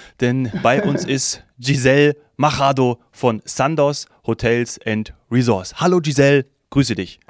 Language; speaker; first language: German; native; German